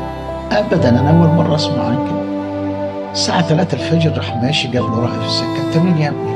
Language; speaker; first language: Arabic; native; Arabic